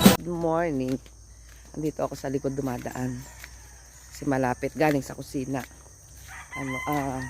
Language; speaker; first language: Filipino; non-native, local second language; Pampanga